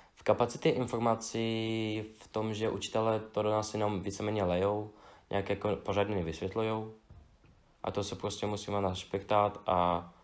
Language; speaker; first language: Czech; non-native, fluent; Russian